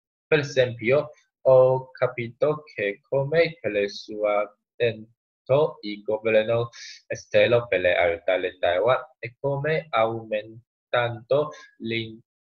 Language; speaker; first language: Italian; non-native, learner; Chinese